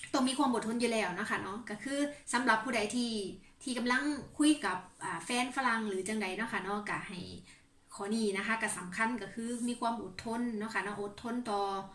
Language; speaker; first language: Thai; native; Thai